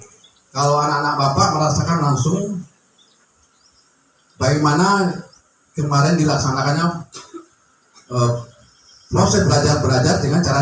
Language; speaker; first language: Indonesian; native; Indonesian